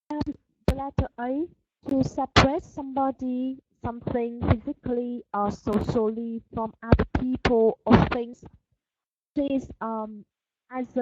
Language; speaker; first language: English; non-native, learner; Vietnamese